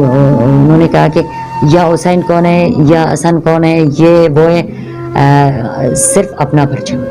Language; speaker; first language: Hindi; non-native, fluent; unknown